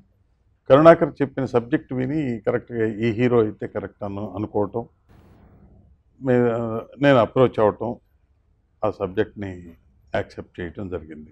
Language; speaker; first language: Telugu; native; Telugu